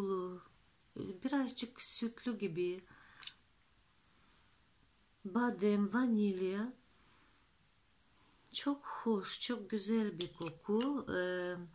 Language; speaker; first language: Turkish; non-native, fluent; Russian